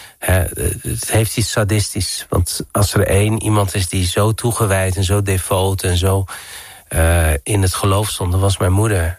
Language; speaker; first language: Dutch; early bilingual, other home language; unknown